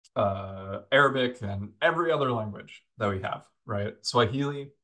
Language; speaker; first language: English; native; English